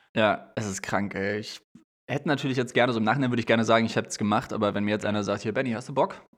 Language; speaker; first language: German; native; German